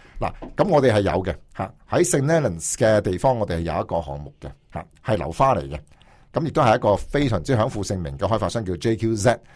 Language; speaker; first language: Cantonese; native; Cantonese